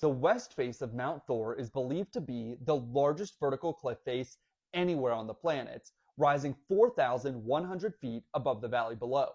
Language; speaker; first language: English; native; English